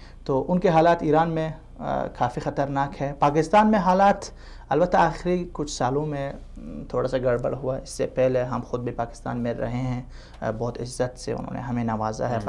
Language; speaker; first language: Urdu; non-native, fluent; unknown